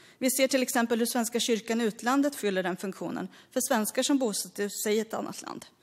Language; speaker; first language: Swedish; early bilingual, other home language; Greek